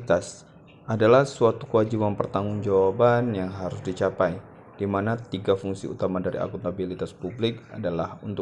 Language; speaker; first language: Indonesian; native; Indonesian